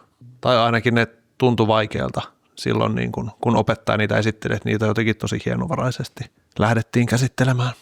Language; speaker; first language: Finnish; native; Finnish